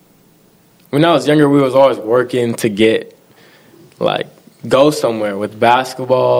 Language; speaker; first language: English; native; English